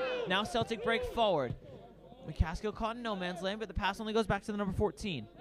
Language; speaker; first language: English; native; English